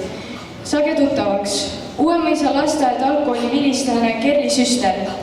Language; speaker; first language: Estonian; native; Estonian